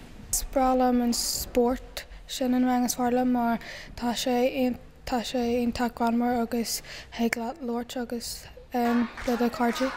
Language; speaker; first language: Irish; non-native, learner; English